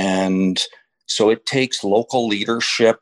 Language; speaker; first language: English; native; English